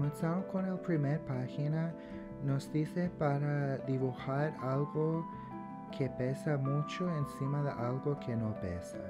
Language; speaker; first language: Spanish; early bilingual, heritage; English